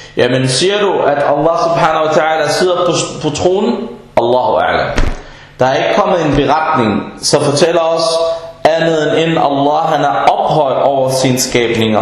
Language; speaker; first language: Danish; non-native, fluent; Arabic